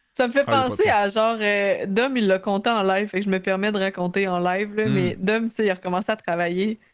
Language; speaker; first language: French; native; French